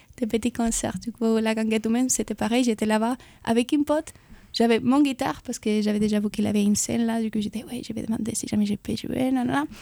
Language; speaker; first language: French; non-native, fluent; Spanish